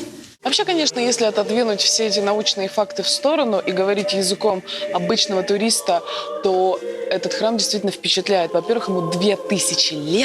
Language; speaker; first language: Russian; native; Russian